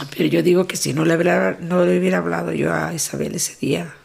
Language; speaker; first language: Spanish; native; Spanish